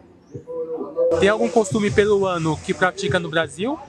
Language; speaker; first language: Portuguese; native; Portuguese